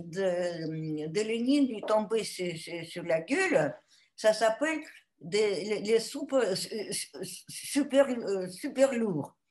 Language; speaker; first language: French; non-native, fluent; Russian